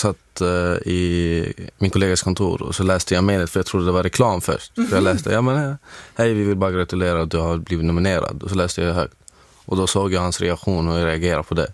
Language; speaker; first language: Swedish; non-native, fluent; Arabic